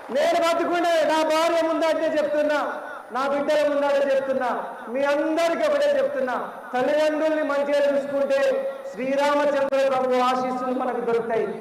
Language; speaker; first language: Telugu; native; Telugu